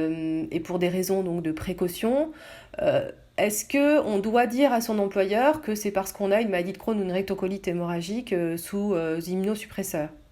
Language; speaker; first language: French; native; French